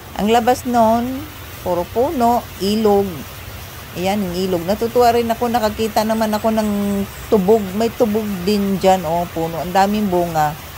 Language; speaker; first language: Filipino; non-native, local second language; Cebuano